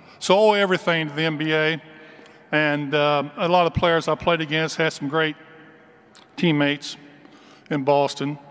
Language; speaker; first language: English; native; English